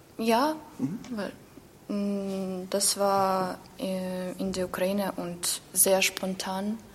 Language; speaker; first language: German; non-native, learner; Ukrainian